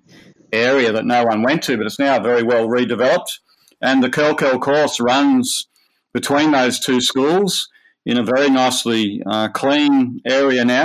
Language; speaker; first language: English; native; English